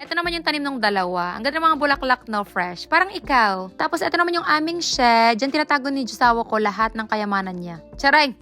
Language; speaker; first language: Filipino; native; Filipino